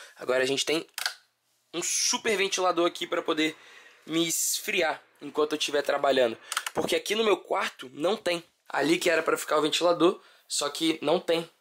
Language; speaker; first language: Portuguese; native; Portuguese